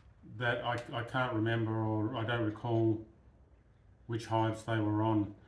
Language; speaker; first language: English; native; English